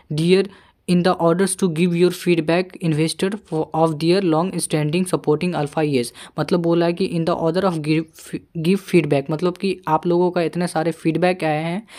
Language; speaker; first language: Hindi; native; Hindi